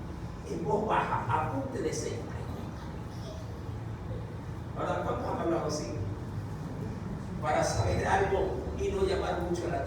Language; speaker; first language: Spanish; native; Spanish